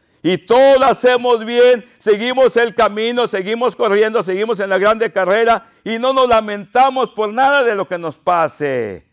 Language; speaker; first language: Spanish; native; Spanish